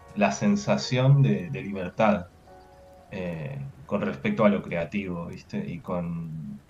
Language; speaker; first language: Spanish; native; Spanish